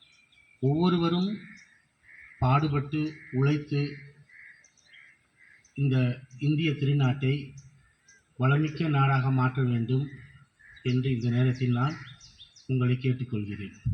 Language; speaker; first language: Tamil; native; Tamil